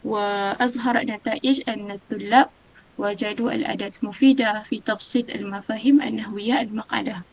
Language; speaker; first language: Arabic; non-native, learner; Malay